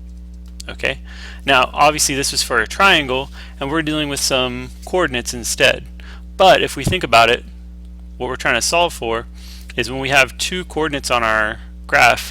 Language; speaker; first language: English; native; English